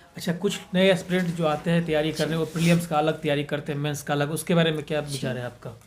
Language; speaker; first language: Hindi; native; Hindi